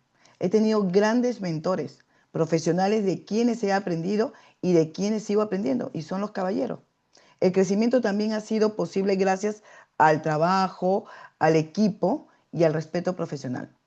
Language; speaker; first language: Spanish; native; Spanish